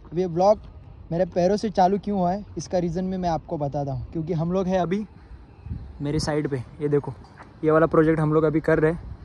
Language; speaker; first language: Hindi; non-native, local second language; Marathi